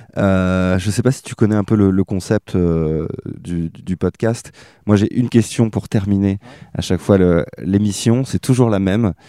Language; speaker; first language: French; native; French